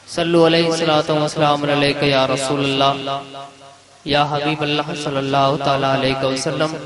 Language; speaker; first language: Urdu; native; Urdu